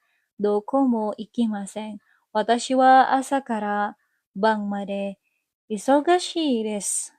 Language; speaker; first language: Japanese; non-native, learner; Indonesian